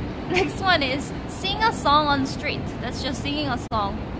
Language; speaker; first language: English; non-native, learner; Korean